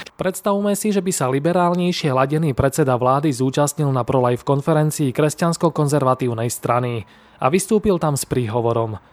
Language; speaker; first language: Slovak; native; Slovak